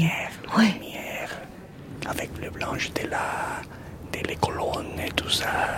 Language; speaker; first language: French; non-native, fluent; Spanish